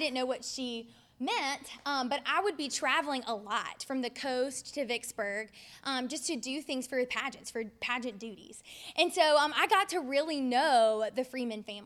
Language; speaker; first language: English; native; English